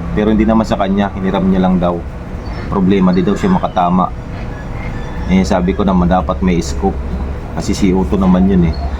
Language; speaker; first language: Filipino; non-native, local second language; Bikol